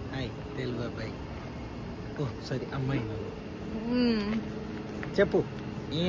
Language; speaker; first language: Telugu; non-native, learner; Tamil